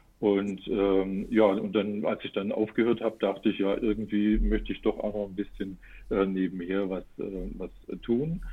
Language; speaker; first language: German; native; German